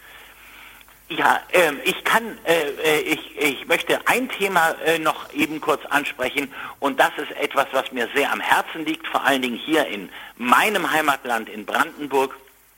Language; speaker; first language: German; native; German